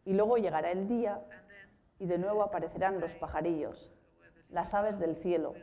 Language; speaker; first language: Spanish; non-native, local second language; Basque